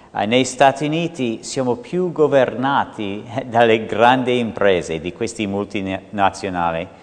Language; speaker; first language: Italian; non-native, fluent; English